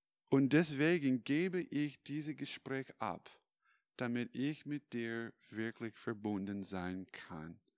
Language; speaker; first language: German; non-native, fluent; English